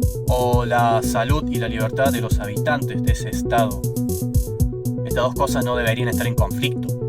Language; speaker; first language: Spanish; native; Spanish